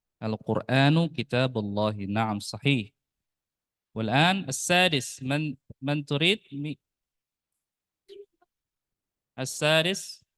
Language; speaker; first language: Arabic; non-native, fluent; Indonesian